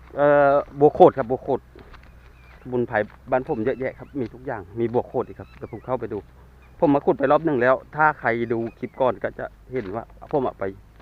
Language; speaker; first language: Thai; non-native, local second language; Northeastern Thai